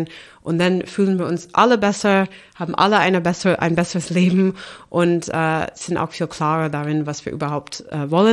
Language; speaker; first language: German; non-native, fluent; English